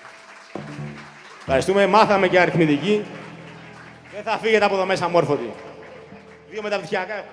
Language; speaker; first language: Greek; native; Greek